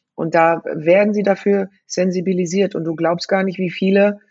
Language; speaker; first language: German; native; German